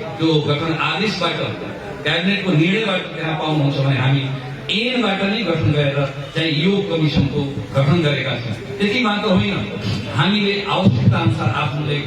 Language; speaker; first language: Nepali; non-native, local second language; Bhojpuri